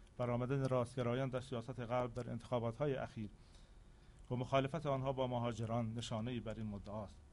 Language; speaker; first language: Persian; non-native, local second language; Central Kurdish